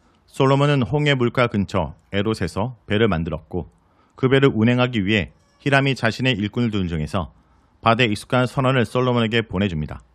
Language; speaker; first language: Korean; native; Korean